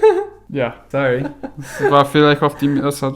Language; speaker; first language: German; non-native, fluent; English